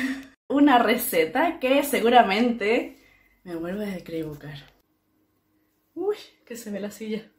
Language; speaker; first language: Spanish; native; Spanish